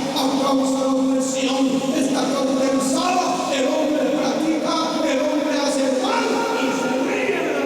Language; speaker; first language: Spanish; native; Spanish